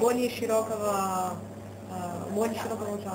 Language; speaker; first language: Russian; non-native, fluent; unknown